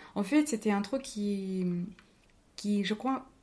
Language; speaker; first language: French; non-native, fluent; Spanish